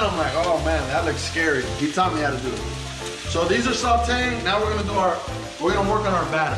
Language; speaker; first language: English; native; English